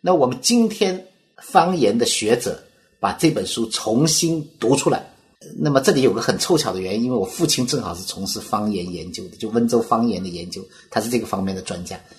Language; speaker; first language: Chinese; native; Chinese